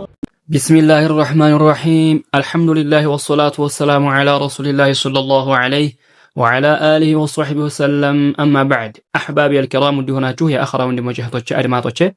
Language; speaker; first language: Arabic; non-native, fluent; Amharic